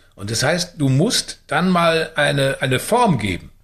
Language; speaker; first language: German; native; German